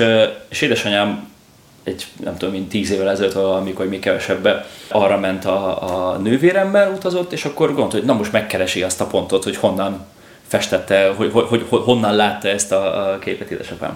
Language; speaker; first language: Hungarian; native; Hungarian